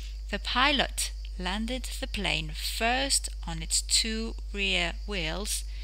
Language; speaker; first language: English; non-native, fluent; French